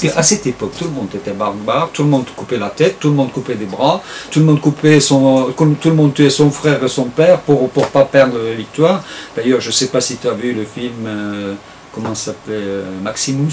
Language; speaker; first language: French; non-native, fluent; Turkish